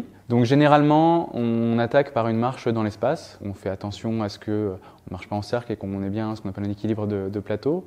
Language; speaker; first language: French; native; French